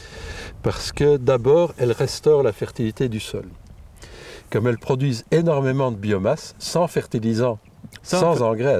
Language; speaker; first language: French; native; French